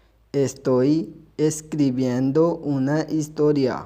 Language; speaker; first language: Spanish; non-native, fluent; Urdu